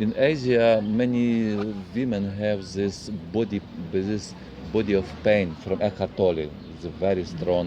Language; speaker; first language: English; non-native, learner; Russian